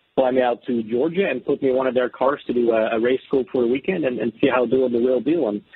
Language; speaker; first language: English; non-native, fluent; Dutch